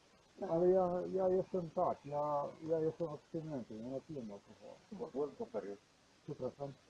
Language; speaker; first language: Polish; non-native, learner; Slovenian